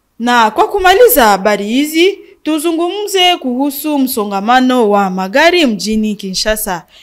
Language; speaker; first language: Swahili; non-native, local second language; Nande